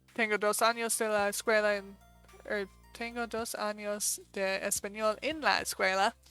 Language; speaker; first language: Spanish; non-native, learner; English